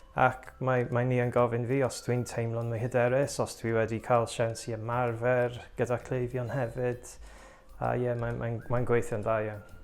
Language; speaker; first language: Welsh; non-native, local second language; English